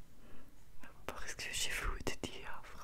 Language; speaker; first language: French; non-native, learner; Russian